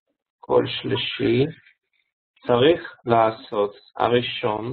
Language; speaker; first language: Hebrew; non-native, fluent; Russian